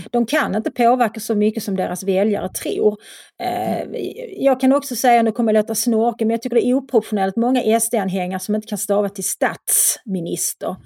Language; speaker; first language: Swedish; native; Swedish